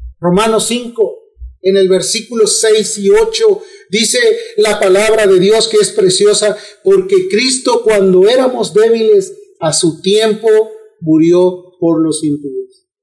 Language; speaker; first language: Spanish; native; Spanish